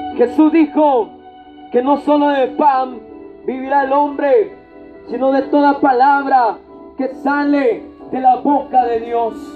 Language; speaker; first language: Spanish; native; Spanish